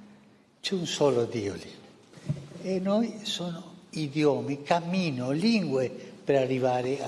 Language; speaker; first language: Italian; non-native, fluent; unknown